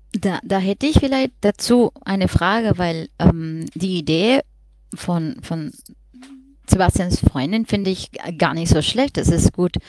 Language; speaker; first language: German; non-native, fluent; Spanish